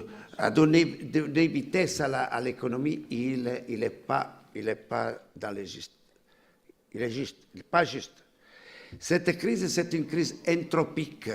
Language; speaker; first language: French; non-native, fluent; Italian